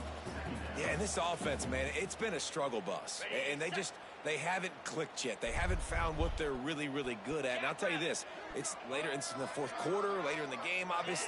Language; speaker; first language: English; native; English